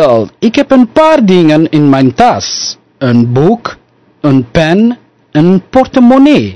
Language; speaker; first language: Dutch; non-native, fluent; Somali